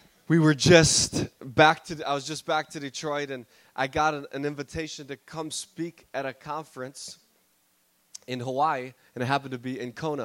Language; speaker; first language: English; native; English